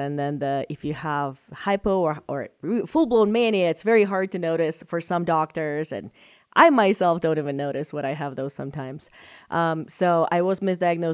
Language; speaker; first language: English; non-native, fluent; Russian